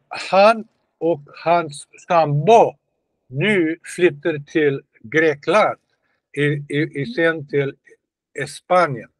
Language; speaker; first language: Swedish; non-native, learner; Russian